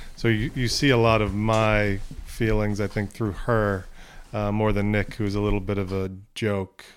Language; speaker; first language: French; non-native, fluent; English